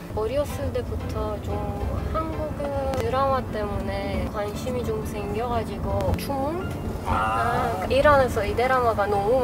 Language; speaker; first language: Korean; non-native, learner; Persian